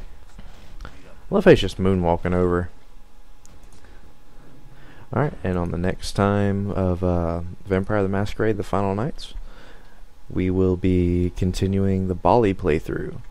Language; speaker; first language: English; native; English